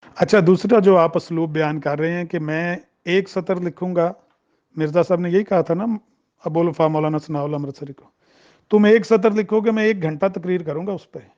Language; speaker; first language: Urdu; non-native, local second language; Punjabi